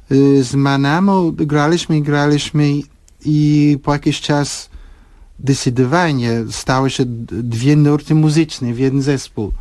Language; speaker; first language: Polish; non-native, fluent; English